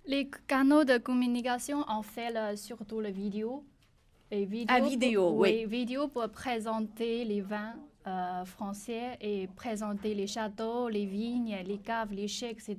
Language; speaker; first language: French; non-native, learner; Chinese